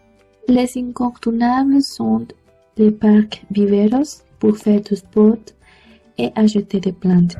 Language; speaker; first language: French; non-native, learner; Spanish